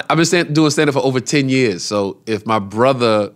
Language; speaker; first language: English; native; English